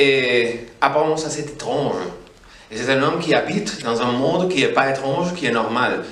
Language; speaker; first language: French; non-native, fluent; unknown